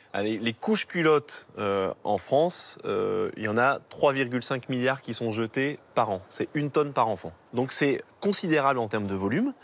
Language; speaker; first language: French; native; French